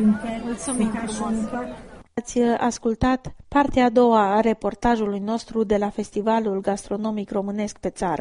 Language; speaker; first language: Romanian; native; Romanian